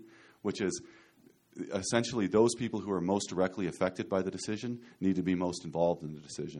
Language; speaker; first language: English; native; English